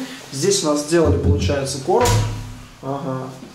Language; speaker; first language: Russian; native; Russian